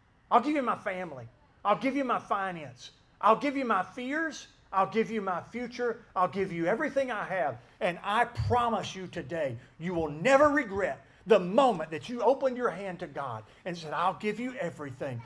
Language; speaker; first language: English; native; English